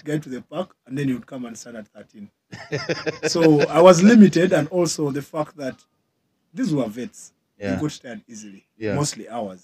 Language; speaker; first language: English; non-native, local second language; Ganda